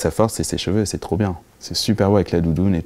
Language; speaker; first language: French; native; French